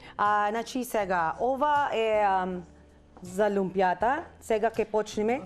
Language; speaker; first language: Macedonian; non-native, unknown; Filipino